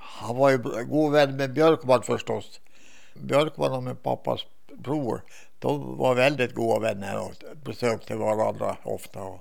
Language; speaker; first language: Swedish; native; Swedish